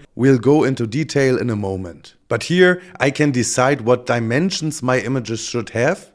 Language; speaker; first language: English; non-native, fluent; German